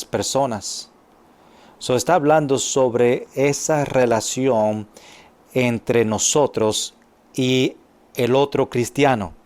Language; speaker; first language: Spanish; non-native, fluent; English